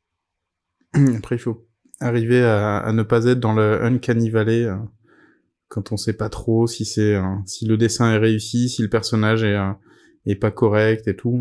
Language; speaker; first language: French; native; French